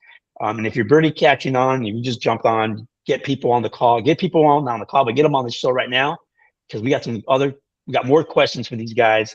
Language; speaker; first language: English; native; English